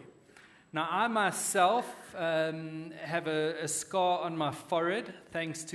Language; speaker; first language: English; native; English